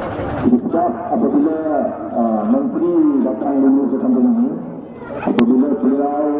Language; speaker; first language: Malay; native; Malay